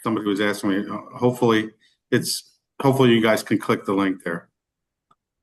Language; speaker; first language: English; native; English